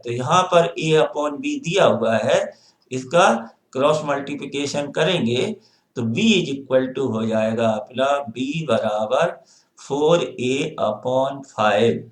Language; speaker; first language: Hindi; native; Hindi